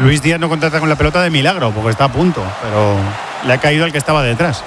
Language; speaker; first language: Spanish; native; Spanish